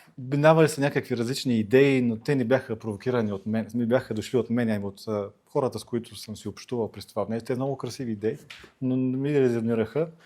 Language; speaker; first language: Bulgarian; native; Bulgarian